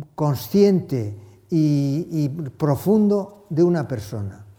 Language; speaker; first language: Spanish; native; Spanish